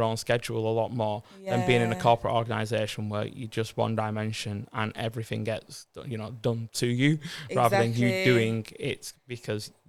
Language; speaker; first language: English; native; English